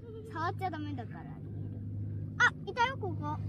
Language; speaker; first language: Japanese; native; Japanese